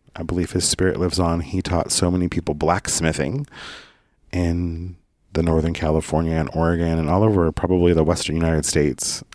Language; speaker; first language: English; early bilingual, other home language; Italian